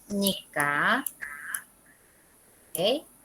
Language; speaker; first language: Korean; non-native, fluent; Spanish